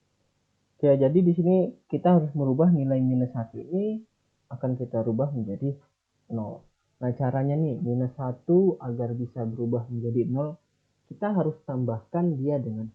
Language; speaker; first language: Indonesian; native; Indonesian